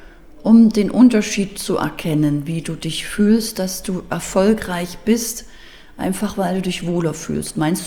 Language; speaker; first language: German; native; German